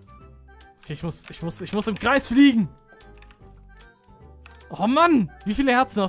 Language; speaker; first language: German; native; German